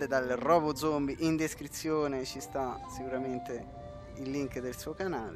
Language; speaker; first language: Italian; native; Italian